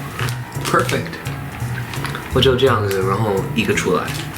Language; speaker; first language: Chinese; non-native, fluent; English